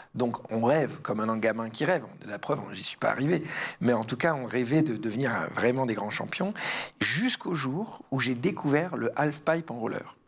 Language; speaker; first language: French; early bilingual, other home language; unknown